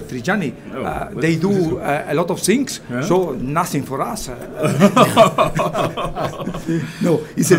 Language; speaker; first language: English; non-native, learner; Italian